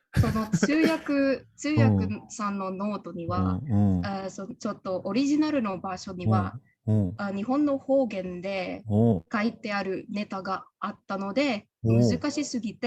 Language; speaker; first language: Japanese; non-native, learner; Indonesian